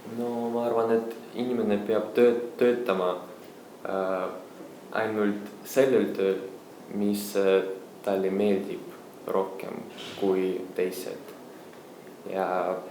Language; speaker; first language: Estonian; non-native, local second language; Russian